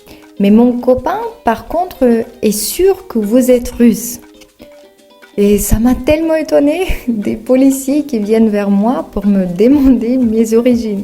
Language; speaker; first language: French; non-native, fluent; Russian